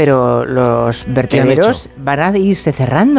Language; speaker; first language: Spanish; native; Spanish